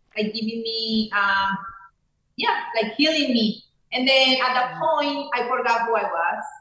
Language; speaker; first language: English; non-native, fluent; Spanish